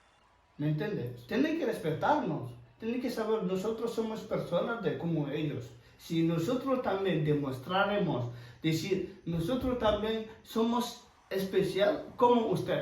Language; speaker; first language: Spanish; non-native, learner; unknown